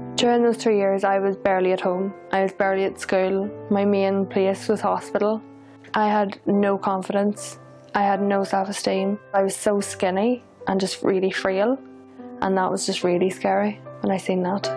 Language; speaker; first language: English; native; English